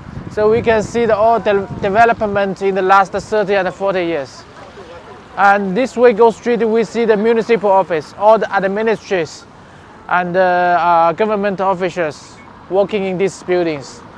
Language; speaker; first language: English; non-native, learner; Chinese